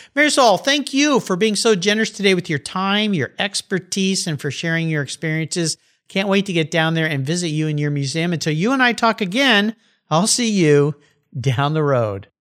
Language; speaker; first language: English; native; English